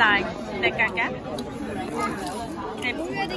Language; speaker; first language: German; early bilingual, other home language; Russian